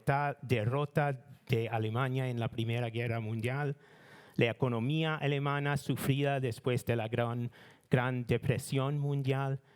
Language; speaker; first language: Spanish; non-native, learner; English